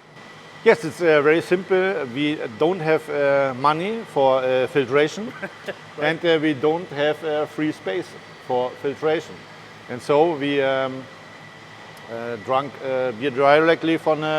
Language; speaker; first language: English; non-native, learner; German